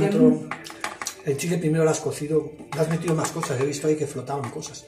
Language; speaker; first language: Spanish; native; Spanish